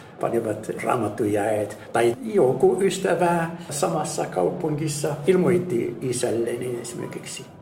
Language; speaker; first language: Finnish; non-native, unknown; Arabic